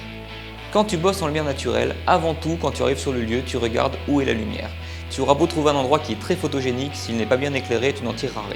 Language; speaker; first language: French; native; French